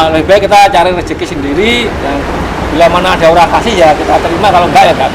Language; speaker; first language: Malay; non-native, local second language; Javanese